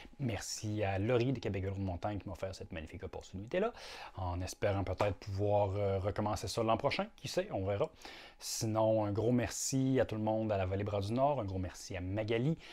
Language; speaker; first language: French; native; French